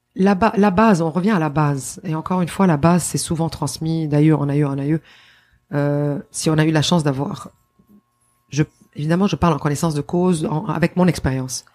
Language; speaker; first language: French; non-native, local second language; Arabic